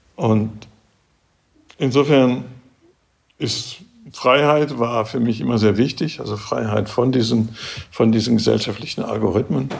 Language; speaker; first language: German; native; German